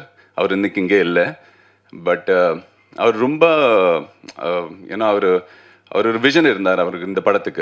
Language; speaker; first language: Tamil; non-native, fluent; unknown